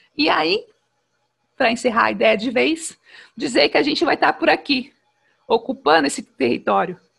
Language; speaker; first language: Portuguese; native; Portuguese